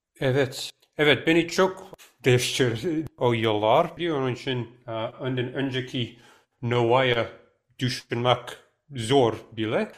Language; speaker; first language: Turkish; non-native, fluent; English